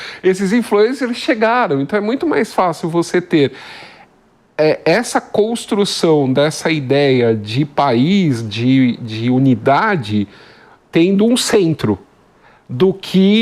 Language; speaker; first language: Portuguese; native; Portuguese